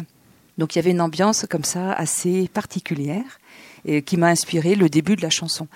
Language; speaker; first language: French; native; French